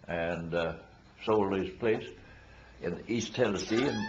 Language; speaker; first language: English; native; English